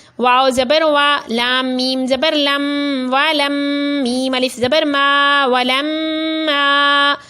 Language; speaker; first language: Urdu; non-native, local second language; Punjabi